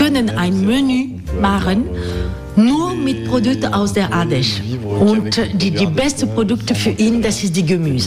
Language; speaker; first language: German; non-native, learner; French